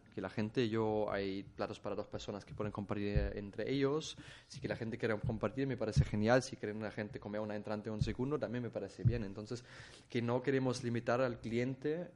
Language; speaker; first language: Spanish; non-native, fluent; German